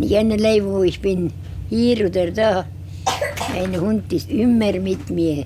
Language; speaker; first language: German; non-native, learner; Estonian